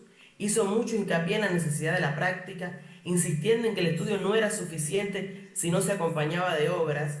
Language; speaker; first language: Spanish; native; Spanish